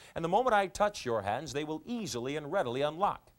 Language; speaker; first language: English; native; English